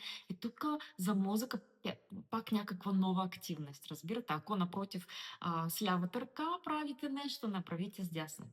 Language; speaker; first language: Bulgarian; non-native, learner; Russian